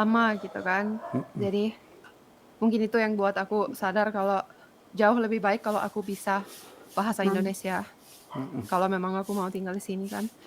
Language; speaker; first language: Indonesian; non-native, fluent; Finnish